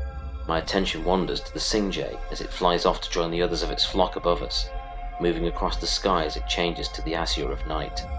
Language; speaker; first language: English; native; English